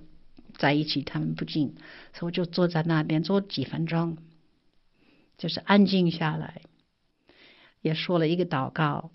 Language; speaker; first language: Chinese; non-native, fluent; English